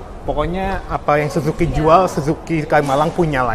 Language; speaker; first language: Indonesian; native; Indonesian